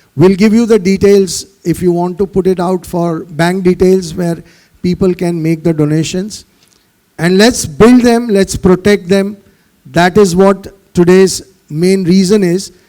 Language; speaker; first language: English; non-native, local second language; Hindi